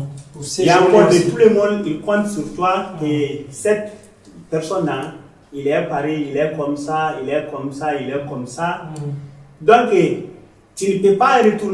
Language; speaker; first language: French; non-native, learner; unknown